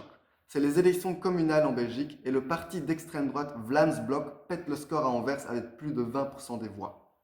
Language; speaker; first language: French; native; French